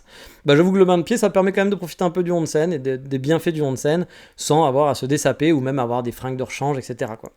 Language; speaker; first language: French; native; French